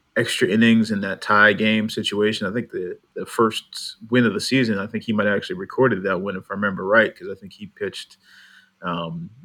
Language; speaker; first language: English; native; English